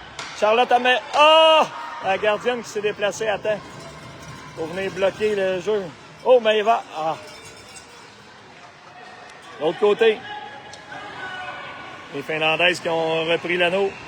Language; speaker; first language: French; native; French